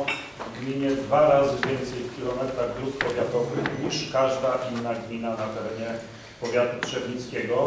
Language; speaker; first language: Polish; native; Polish